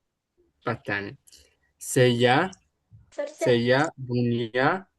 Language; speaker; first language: Indonesian; non-native, learner; Arabic